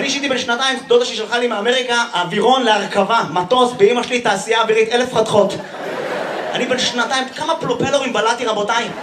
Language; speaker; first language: Hebrew; native; Hebrew